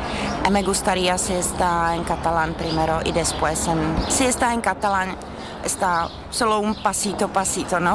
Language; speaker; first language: Spanish; non-native, fluent; Czech